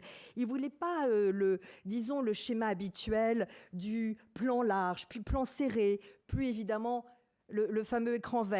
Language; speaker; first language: French; native; French